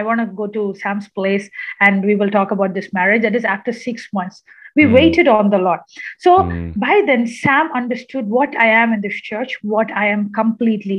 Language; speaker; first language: English; non-native, local second language; Malayalam